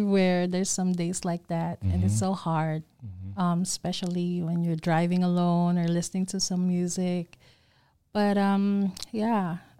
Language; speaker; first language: English; non-native, local second language; Filipino